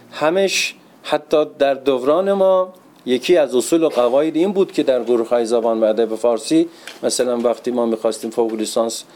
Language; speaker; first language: Persian; non-native, fluent; Turkish